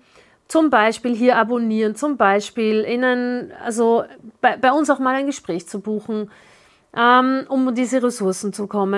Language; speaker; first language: German; native; German